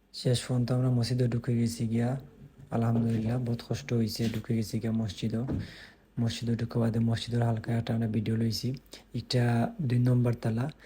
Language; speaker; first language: Bangla; native; Bangla